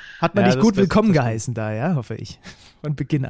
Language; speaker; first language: German; native; German